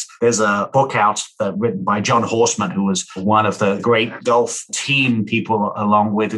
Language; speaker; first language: English; native; English